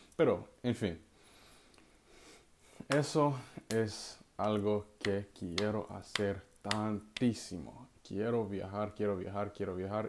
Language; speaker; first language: Spanish; non-native, learner; English